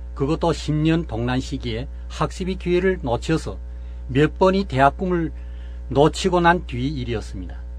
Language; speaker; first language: Korean; native; Korean